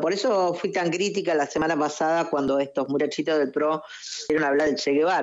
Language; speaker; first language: Spanish; native; Spanish